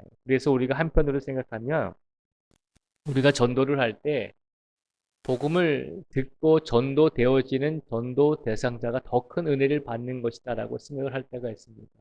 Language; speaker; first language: Korean; native; Korean